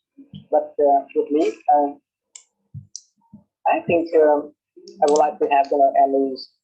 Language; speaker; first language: English; non-native, learner; Vietnamese